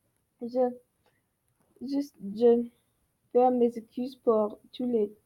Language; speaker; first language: French; non-native, learner; English